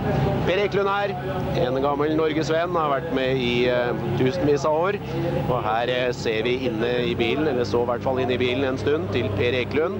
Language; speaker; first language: Norwegian; native; Norwegian